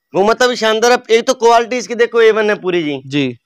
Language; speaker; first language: Hindi; native; Hindi